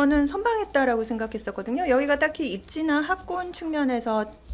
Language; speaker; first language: Korean; native; Korean